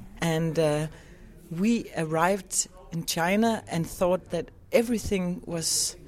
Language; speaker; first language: English; non-native, fluent; Danish